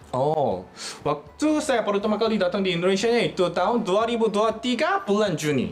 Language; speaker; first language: Indonesian; non-native, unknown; Korean